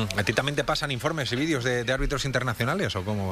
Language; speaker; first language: Spanish; native; Spanish